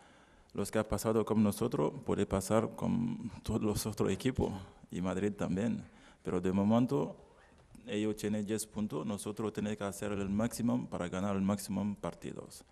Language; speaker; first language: Spanish; non-native, learner; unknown